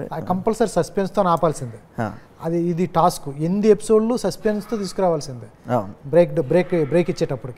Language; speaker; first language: Telugu; native; Telugu